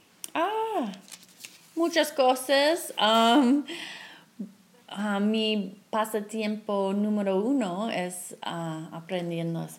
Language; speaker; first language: Spanish; non-native, fluent; English